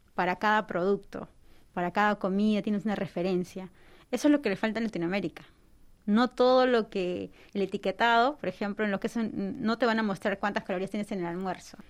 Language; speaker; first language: Spanish; native; Spanish